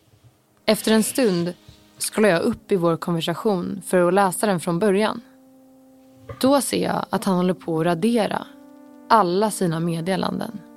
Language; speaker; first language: Swedish; native; Swedish